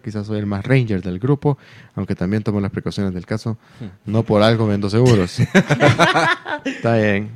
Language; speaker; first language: Spanish; native; Spanish